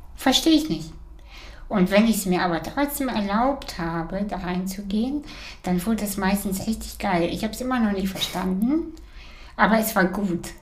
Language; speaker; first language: German; early bilingual, other home language; Russian